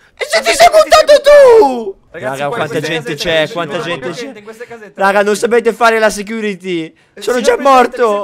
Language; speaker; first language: Italian; native; Italian